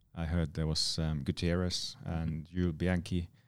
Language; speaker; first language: English; non-native, fluent; Finnish